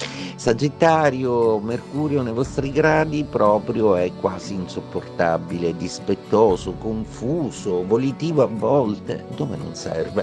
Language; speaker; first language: Italian; native; Italian